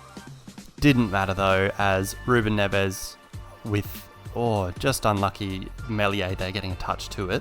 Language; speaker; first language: English; native; English